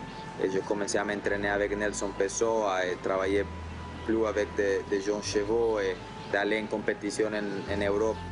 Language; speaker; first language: French; non-native, fluent; Spanish